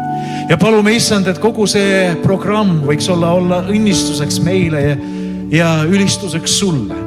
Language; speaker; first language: Estonian; native; Estonian